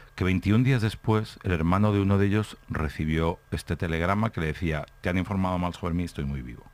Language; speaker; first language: Spanish; native; Spanish